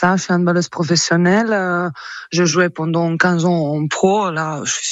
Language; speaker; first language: French; non-native, fluent; Croatian